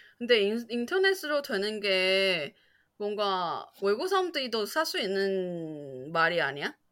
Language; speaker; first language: Korean; non-native, fluent; Chinese